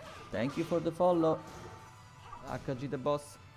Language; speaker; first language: English; non-native, fluent; Italian